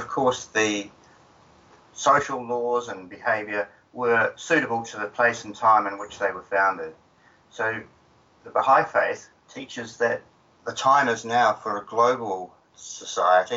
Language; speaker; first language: English; native; English